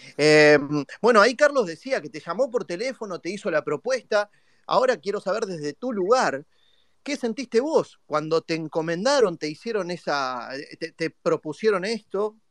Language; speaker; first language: Spanish; native; Spanish